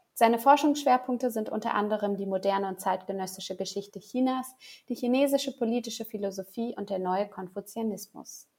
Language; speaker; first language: German; native; German